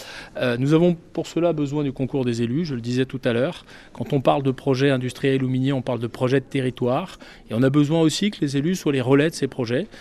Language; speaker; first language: French; native; French